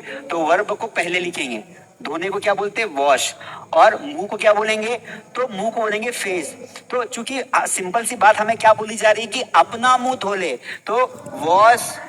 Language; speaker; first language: Hindi; native; Hindi